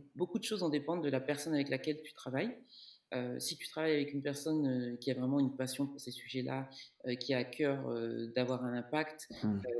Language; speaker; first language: French; native; French